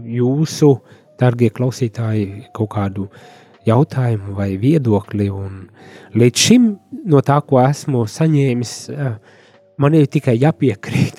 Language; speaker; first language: Latvian; native; Latvian